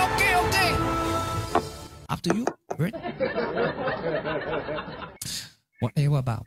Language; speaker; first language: English; non-native, learner; Chinese